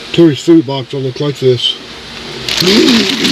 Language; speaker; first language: English; native; English